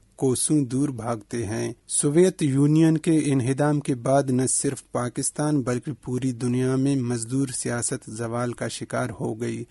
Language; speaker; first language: Urdu; non-native, local second language; Baluchi